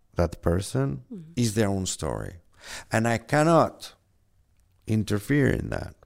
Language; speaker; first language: English; non-native, fluent; French